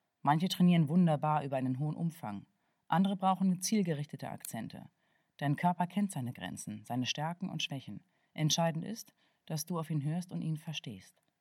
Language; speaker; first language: German; native; German